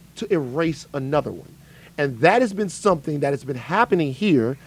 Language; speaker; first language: English; native; English